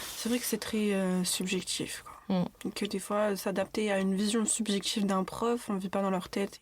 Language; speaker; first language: French; native; French